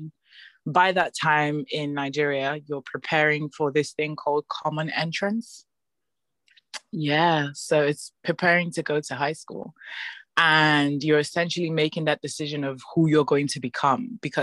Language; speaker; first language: English; non-native, local second language; Yoruba